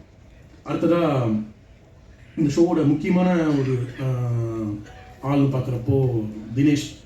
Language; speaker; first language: Tamil; native; Tamil